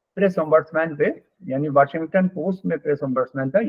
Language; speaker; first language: Hindi; native; Hindi